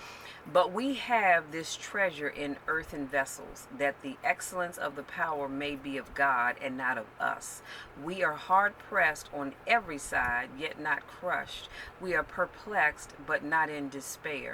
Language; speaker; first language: English; native; English